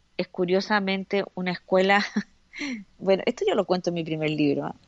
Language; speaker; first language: Spanish; native; Spanish